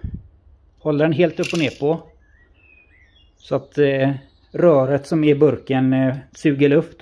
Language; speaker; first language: Swedish; native; Swedish